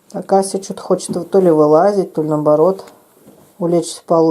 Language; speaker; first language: Russian; native; Russian